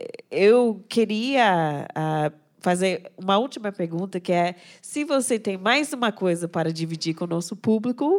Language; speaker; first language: Portuguese; non-native, fluent; English